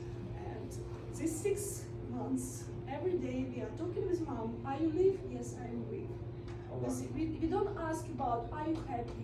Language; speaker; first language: English; non-native, learner; Russian